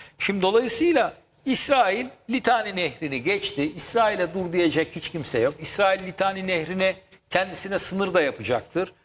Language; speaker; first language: Turkish; native; Turkish